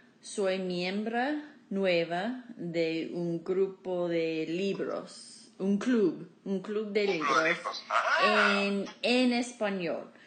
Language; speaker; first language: Spanish; non-native, fluent; English